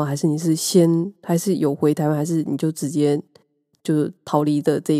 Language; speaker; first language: Chinese; native; Chinese